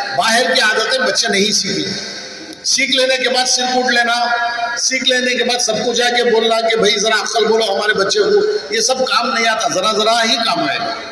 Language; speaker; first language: Urdu; native; Urdu